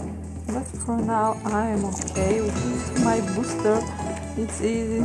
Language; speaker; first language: English; non-native, fluent; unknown